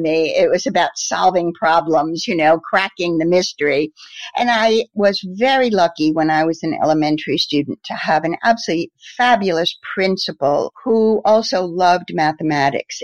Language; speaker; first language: English; native; English